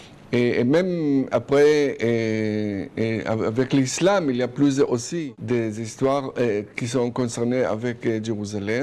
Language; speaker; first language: French; non-native, fluent; Hebrew